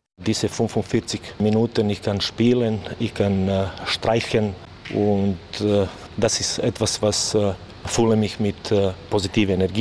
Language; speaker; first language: German; non-native, learner; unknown